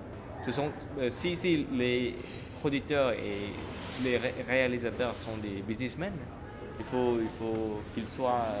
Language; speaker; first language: French; non-native, fluent; Khmer